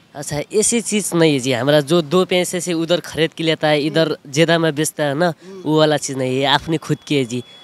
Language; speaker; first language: Hindi; non-native, local second language; Nepali